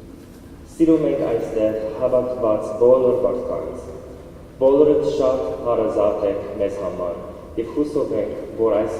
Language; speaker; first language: Armenian; non-native, learner; English